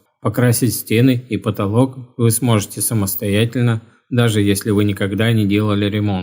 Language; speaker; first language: Russian; native; Russian